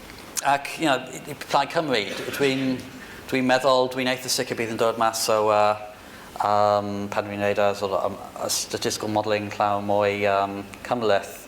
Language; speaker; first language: Welsh; non-native, fluent; English